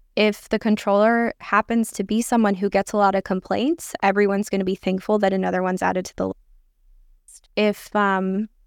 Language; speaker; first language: English; native; English